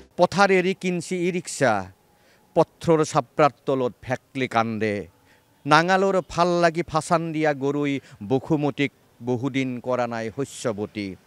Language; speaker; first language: Assamese; native; Assamese